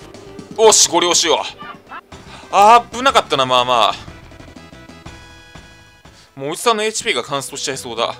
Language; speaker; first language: Japanese; native; Japanese